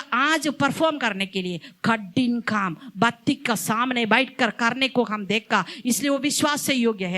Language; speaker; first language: Hindi; non-native, local second language; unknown